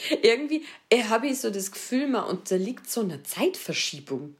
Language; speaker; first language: German; native; German